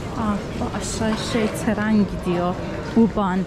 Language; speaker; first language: Turkish; non-native, learner; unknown